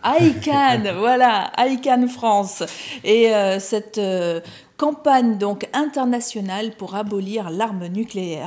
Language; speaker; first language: French; native; French